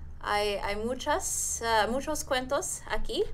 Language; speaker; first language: Spanish; non-native, learner; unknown